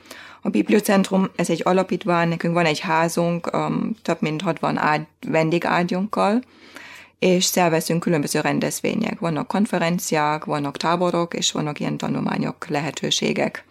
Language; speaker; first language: Hungarian; non-native, fluent; German